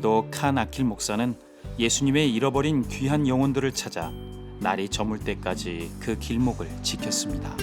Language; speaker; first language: Korean; native; Korean